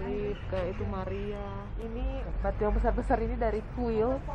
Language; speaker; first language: Indonesian; native; Indonesian